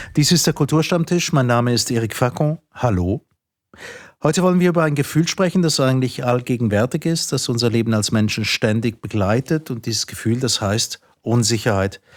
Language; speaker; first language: German; native; German